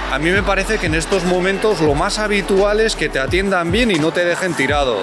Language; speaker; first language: Spanish; native; Spanish